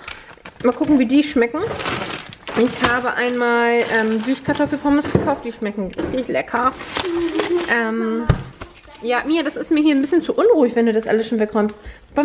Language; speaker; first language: German; native; German